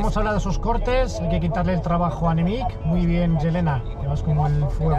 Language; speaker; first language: Spanish; native; Spanish